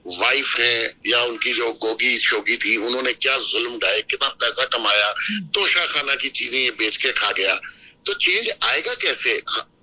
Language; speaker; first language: Urdu; native; Urdu